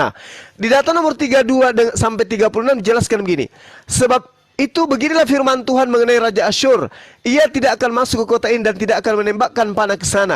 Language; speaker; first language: Indonesian; native; Indonesian